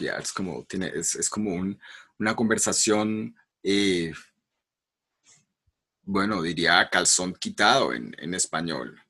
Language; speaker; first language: Spanish; native; Spanish